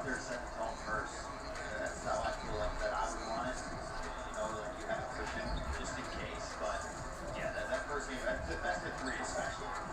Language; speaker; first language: English; native; English